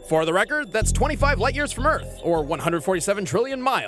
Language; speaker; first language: English; native; English